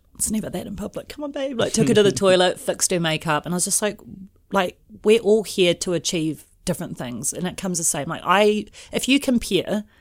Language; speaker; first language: English; native; English